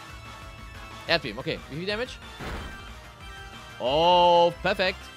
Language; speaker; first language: German; native; German